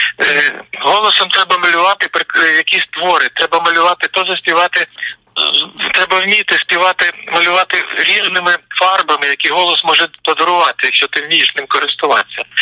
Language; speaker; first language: Ukrainian; native; Ukrainian